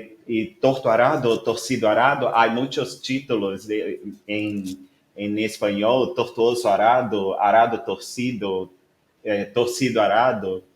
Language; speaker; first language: Spanish; non-native, learner; Portuguese